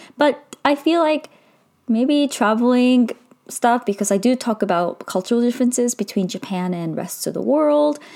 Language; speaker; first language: English; native; English